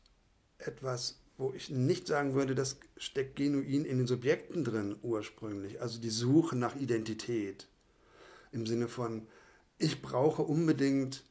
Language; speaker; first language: German; native; German